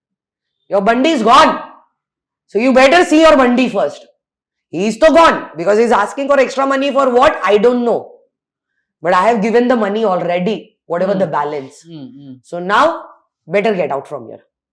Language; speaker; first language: Telugu; non-native, learner; Hindi